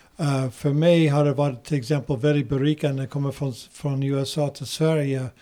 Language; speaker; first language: Swedish; non-native, fluent; English